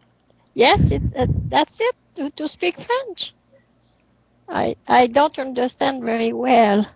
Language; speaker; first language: English; non-native, learner; French